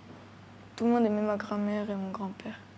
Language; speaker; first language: French; early bilingual, other home language; Georgian